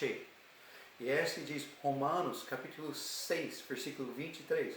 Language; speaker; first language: Portuguese; non-native, learner; English